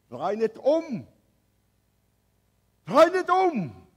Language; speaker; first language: Afrikaans; native; Afrikaans